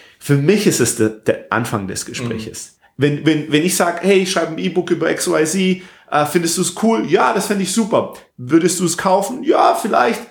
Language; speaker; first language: German; non-native, fluent; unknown